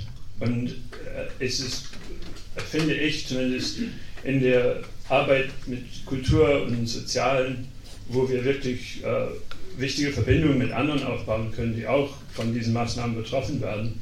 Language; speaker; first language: German; non-native, fluent; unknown